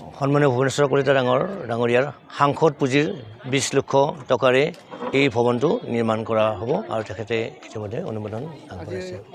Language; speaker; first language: Assamese; native; Assamese